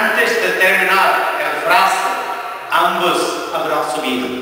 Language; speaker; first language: Spanish; non-native, fluent; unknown